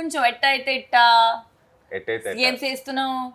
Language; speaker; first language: Telugu; non-native, fluent; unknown